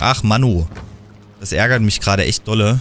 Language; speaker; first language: German; native; German